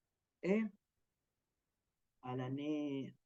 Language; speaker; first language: French; non-native, learner; Arabic